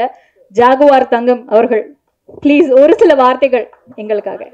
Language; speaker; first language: Tamil; native; Tamil